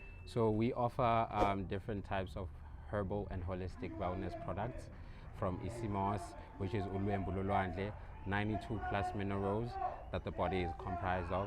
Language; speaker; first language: English; non-native, local second language; Zulu